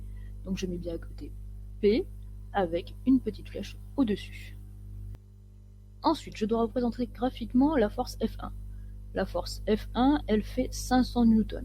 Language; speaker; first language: French; native; French